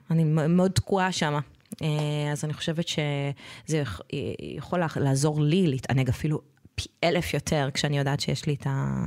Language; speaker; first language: Hebrew; native; Hebrew